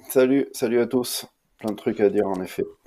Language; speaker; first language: French; native; French